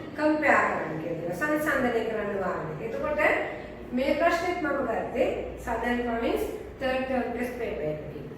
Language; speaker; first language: Sinhala; native; Sinhala